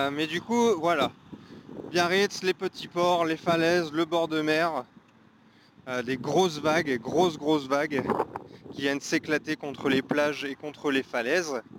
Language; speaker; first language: French; native; French